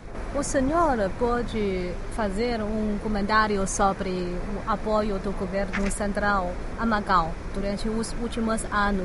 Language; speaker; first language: Portuguese; non-native, fluent; Chinese